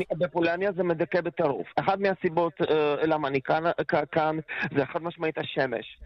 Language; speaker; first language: Hebrew; non-native, fluent; Polish